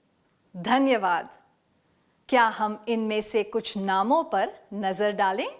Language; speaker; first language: Hindi; native; Hindi